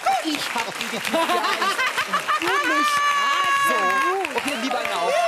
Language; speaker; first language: German; native; German